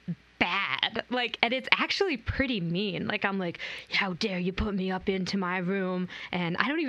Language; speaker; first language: English; native; English